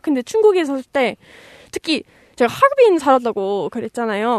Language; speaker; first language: Korean; non-native, fluent; English